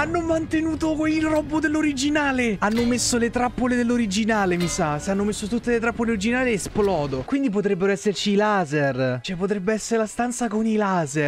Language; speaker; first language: Italian; native; Italian